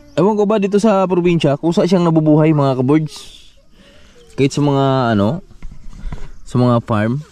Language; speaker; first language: Filipino; non-native, local second language; Cebuano